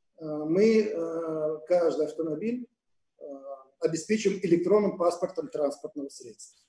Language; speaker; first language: Russian; native; Russian